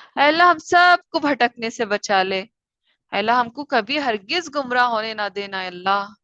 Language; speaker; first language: Urdu; native; Urdu